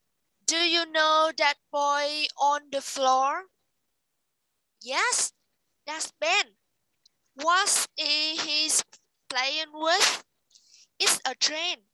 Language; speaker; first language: English; non-native, fluent; Vietnamese